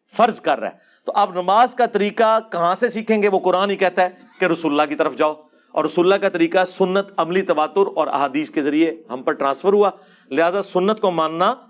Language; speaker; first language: Urdu; non-native, local second language; Punjabi